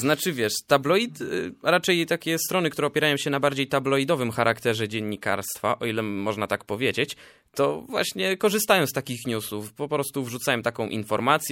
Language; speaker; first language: Polish; native; Polish